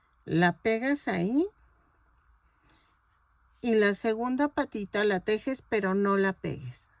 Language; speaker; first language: Spanish; native; Spanish